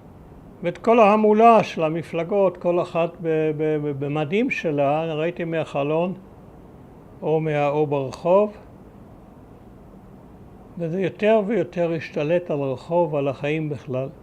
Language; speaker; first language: Hebrew; early bilingual, other home language; German